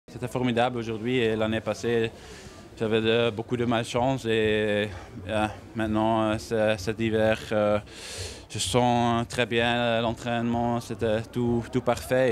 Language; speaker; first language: French; non-native, local second language; Dutch